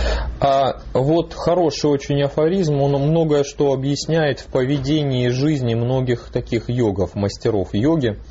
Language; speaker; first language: Russian; native; Russian